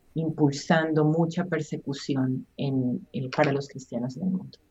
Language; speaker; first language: Spanish; native; Spanish